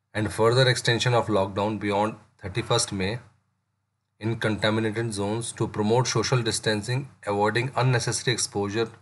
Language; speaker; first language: Hindi; native; Hindi